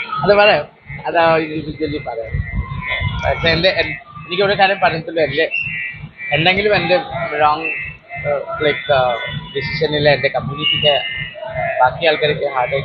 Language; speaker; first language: Malayalam; non-native, local second language; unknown